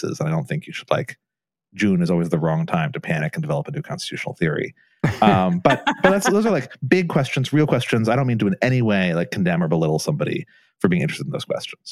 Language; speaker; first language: English; native; English